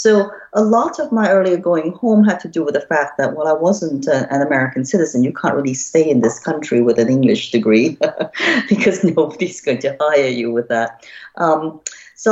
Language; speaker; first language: English; non-native, local second language; Cantonese